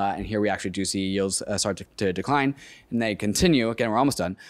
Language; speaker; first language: English; native; English